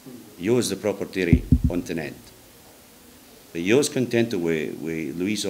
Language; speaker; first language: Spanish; non-native, learner; English